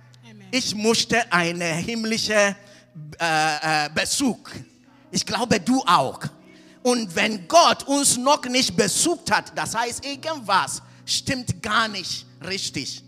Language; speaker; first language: German; non-native, fluent; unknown